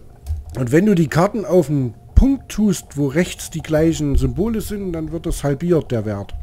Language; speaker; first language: German; native; German